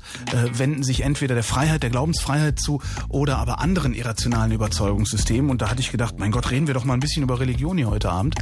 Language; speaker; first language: German; native; German